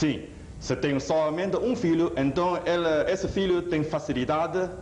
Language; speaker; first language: Portuguese; non-native, fluent; Chinese